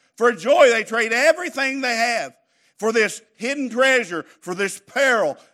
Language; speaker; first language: English; native; English